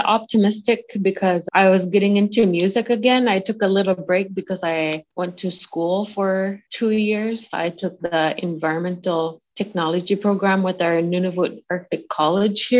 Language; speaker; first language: English; native; English